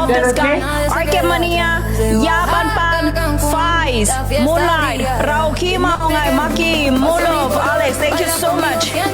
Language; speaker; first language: English; non-native, learner; Thai